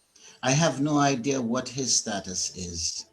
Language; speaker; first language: English; native; English